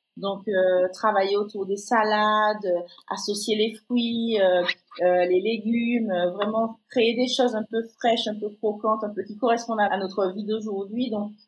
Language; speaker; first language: French; native; French